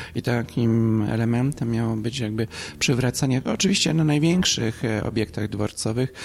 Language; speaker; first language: Polish; native; Polish